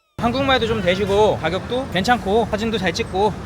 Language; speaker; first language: Korean; native; Korean